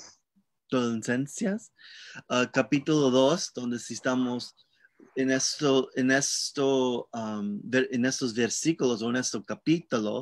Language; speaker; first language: Spanish; non-native, learner; English